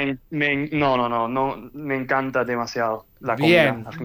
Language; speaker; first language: Spanish; early bilingual, heritage; English